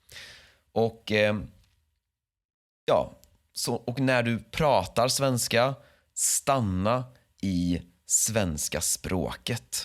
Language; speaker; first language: Swedish; native; Swedish